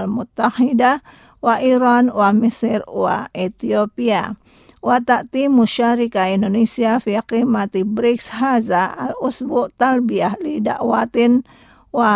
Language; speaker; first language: Arabic; non-native, learner; Indonesian